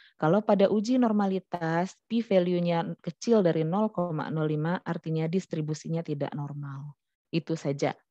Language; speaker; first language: Indonesian; non-native, local second language; Minangkabau